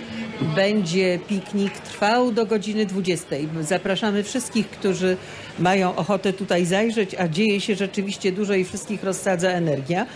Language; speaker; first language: Polish; native; Polish